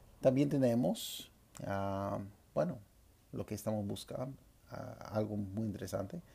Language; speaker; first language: Spanish; non-native, fluent; English